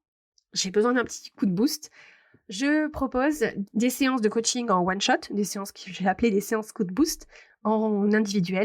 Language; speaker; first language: French; native; French